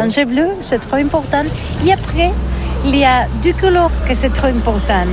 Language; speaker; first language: French; non-native, learner; Catalan